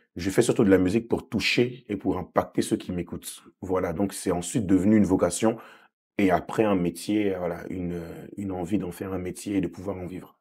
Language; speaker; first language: French; early bilingual, other home language; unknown